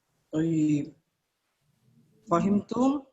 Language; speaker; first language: Arabic; non-native, fluent; Indonesian